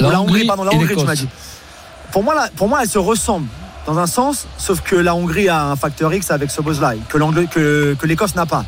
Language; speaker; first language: French; non-native, fluent; English